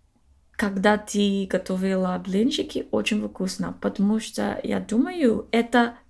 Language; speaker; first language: Russian; non-native, learner; English